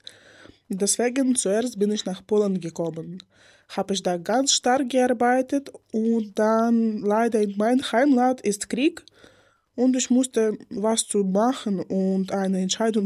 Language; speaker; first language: German; non-native, learner; Ukrainian